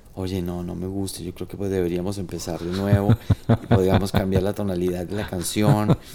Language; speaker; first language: Spanish; native; Spanish